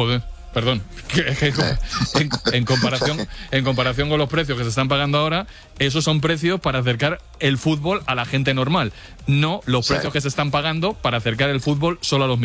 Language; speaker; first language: Spanish; native; Spanish